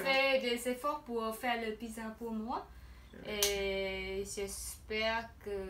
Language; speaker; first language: French; non-native, fluent; Khmer